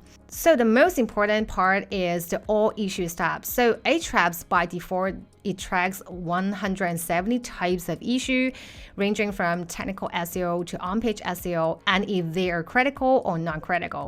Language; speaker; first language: English; non-native, fluent; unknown